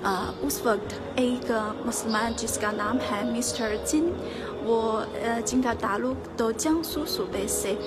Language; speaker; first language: Hindi; non-native, fluent; Chinese